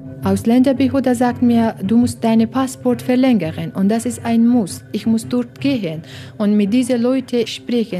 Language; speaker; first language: German; non-native, learner; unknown